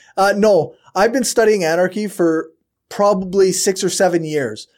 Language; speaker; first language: English; native; English